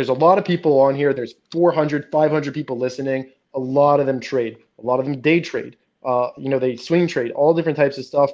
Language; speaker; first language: English; native; English